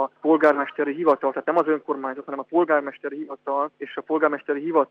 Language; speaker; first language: Hungarian; native; Hungarian